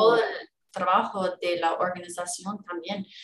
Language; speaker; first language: Spanish; non-native, fluent; English